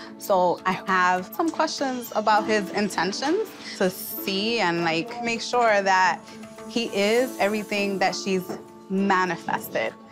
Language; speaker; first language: English; early bilingual, other home language; Spanish